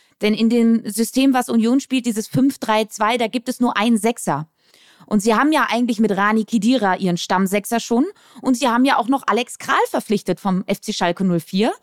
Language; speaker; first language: German; native; German